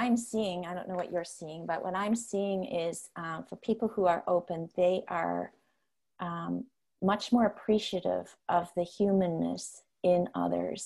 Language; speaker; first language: English; non-native, fluent; Dutch